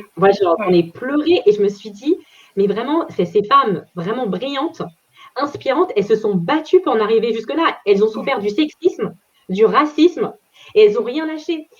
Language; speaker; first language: French; native; French